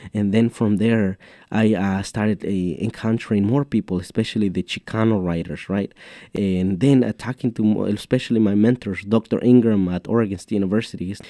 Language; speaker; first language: English; non-native, fluent; Mixtepec Mixtec